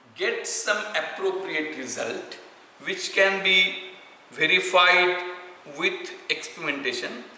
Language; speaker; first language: English; non-native, local second language; Marathi